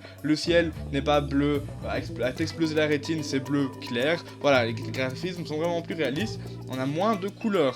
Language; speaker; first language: French; native; French